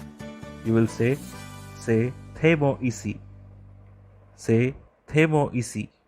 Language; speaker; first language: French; non-native, learner; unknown